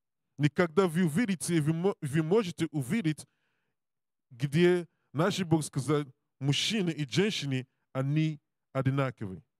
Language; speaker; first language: Russian; non-native, learner; English